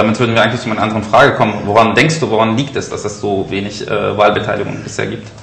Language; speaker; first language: German; native; German